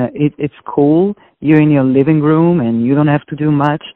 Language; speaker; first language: English; non-native, fluent; Italian